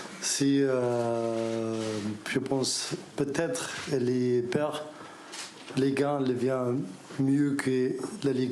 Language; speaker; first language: French; non-native, learner; Arabic